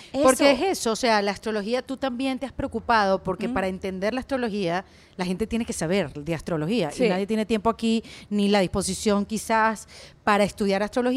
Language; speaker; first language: Spanish; native; Spanish